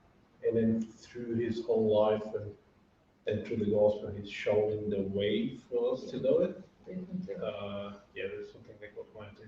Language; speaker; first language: English; non-native, fluent; Portuguese